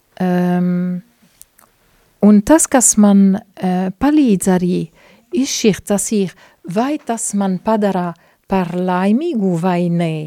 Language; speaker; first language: Latvian; non-native, fluent; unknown